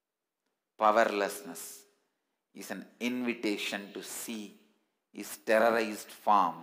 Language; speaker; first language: English; non-native, local second language; Tamil